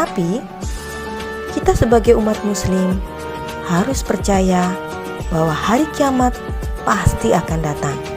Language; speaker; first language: Indonesian; native; Indonesian